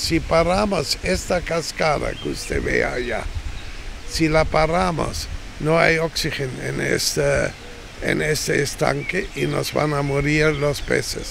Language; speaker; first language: Spanish; non-native, fluent; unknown